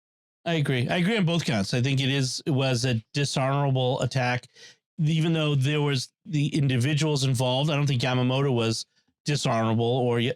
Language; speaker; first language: English; native; English